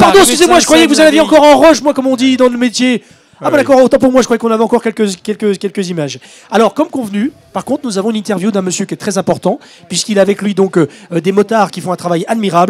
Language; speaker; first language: French; native; French